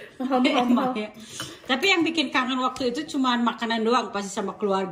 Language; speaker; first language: Indonesian; native; Indonesian